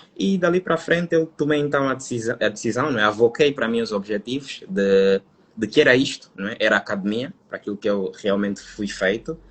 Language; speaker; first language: Portuguese; native; Portuguese